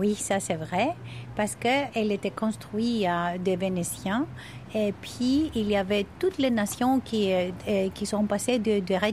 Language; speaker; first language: French; non-native, fluent; Greek